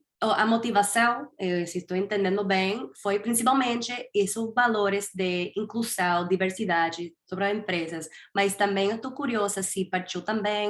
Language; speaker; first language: Portuguese; non-native, fluent; Spanish